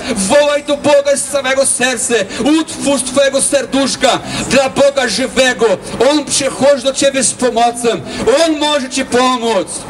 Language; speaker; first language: Polish; non-native, learner; Portuguese